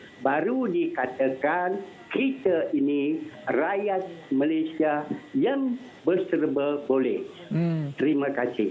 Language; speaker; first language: Malay; native; Malay